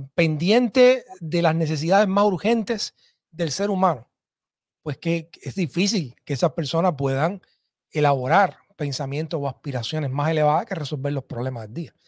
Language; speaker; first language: Spanish; native; Spanish